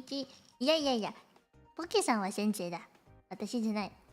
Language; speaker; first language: Japanese; non-native, learner; Cantonese